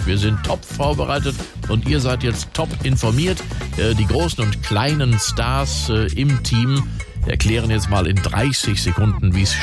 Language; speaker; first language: German; native; German